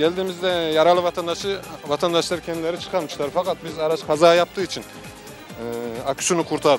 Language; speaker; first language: Turkish; native; Turkish